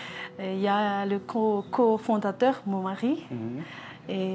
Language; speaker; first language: French; non-native, local second language; Malagasy